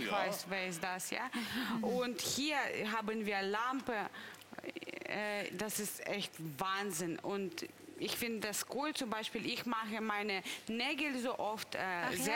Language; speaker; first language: German; non-native, fluent; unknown